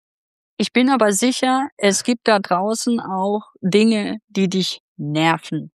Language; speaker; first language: German; native; German